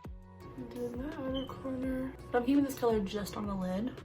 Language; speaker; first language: English; native; English